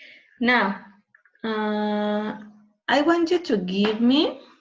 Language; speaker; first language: English; non-native, fluent; Spanish